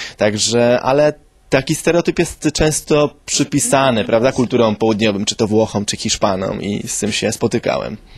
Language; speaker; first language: Polish; early bilingual, heritage; Spanish